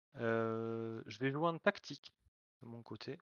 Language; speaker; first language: French; native; French